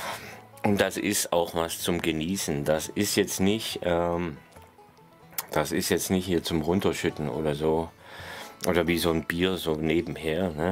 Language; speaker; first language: German; native; German